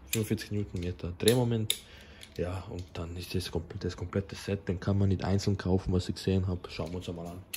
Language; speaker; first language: German; native; German